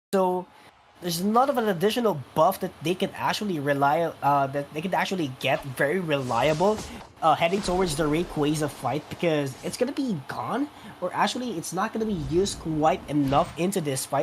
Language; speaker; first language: English; non-native, local second language; Filipino